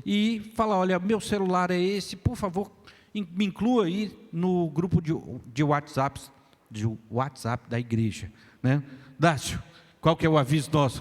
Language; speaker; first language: Portuguese; native; Portuguese